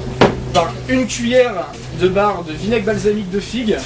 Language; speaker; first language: French; non-native, fluent; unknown